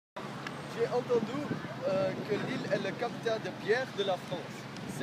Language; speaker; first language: French; non-native, learner; Dutch